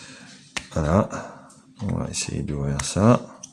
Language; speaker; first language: French; native; French